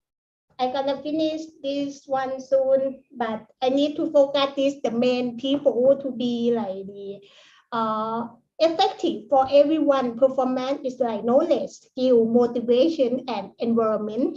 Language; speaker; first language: English; non-native, learner; Thai